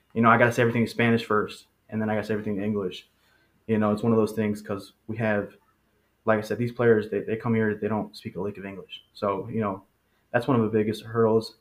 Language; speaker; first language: English; early bilingual, other home language; Spanish